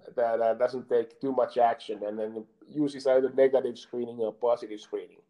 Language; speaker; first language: English; non-native, fluent; Finnish